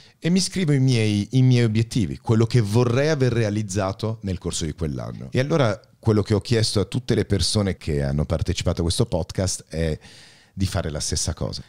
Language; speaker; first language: Italian; early bilingual, heritage; Italian